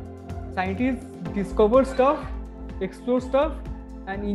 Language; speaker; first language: English; non-native, local second language; Bangla